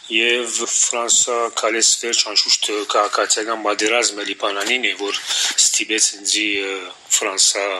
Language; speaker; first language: Armenian; early bilingual, heritage; Armenian